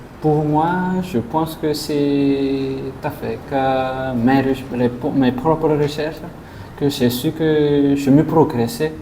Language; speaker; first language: French; non-native, local second language; Malagasy